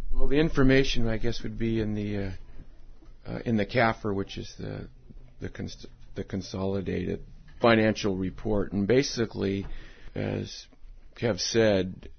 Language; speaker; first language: English; native; English